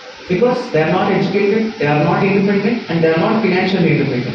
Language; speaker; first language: English; non-native, local second language; Telugu